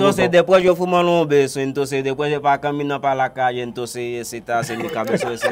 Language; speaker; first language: Spanish; non-native, learner; Haitian Creole